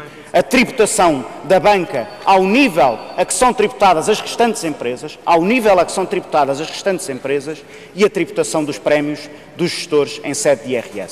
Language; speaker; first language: Portuguese; native; Portuguese